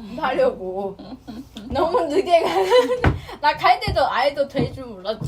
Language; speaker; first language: Korean; non-native, fluent; Chinese